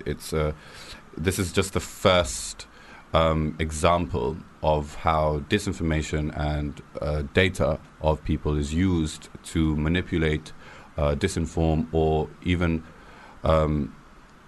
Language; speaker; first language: English; non-native, local second language; Urdu